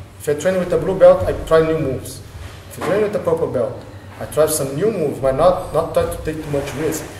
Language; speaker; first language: English; non-native, learner; Portuguese